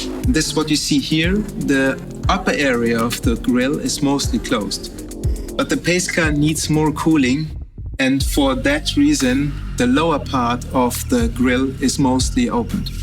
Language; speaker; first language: English; non-native, fluent; German